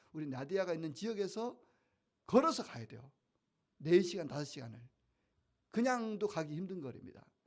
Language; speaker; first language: Korean; native; Korean